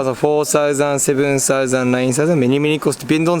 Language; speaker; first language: English; non-native, learner; Japanese